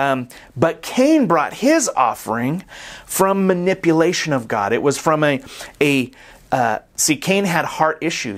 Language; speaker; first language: English; native; English